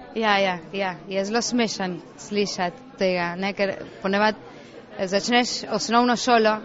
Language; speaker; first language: Slovenian; early bilingual, heritage; Slovenian